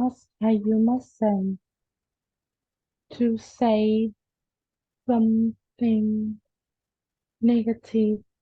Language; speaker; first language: English; non-native, learner; Vietnamese